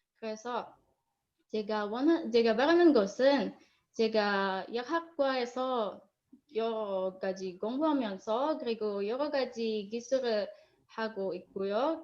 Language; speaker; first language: Korean; non-native, learner; Indonesian